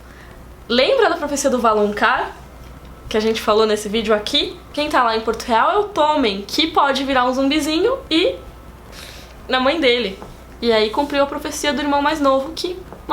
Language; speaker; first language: Portuguese; native; Portuguese